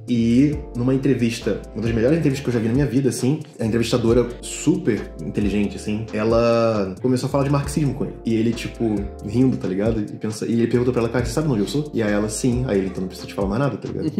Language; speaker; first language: Portuguese; native; Portuguese